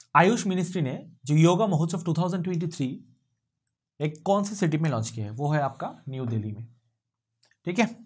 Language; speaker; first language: Hindi; non-native, local second language; Bangla